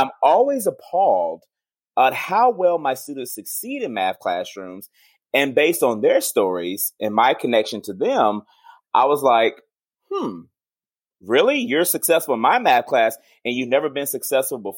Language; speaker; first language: English; native; English